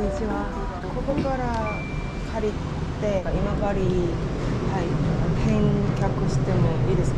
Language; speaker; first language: Japanese; non-native, learner; Korean